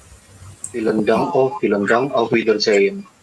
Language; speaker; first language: German; non-native, learner; Indonesian